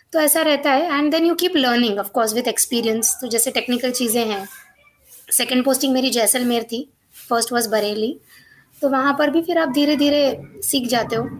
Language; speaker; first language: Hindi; non-native, local second language; Marathi